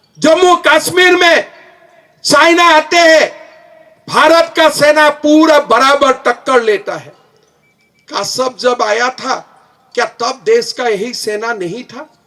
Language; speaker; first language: Hindi; non-native, local second language; Assamese